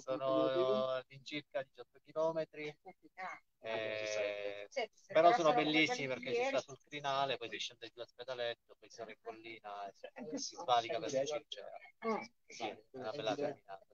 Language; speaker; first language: Italian; native; Italian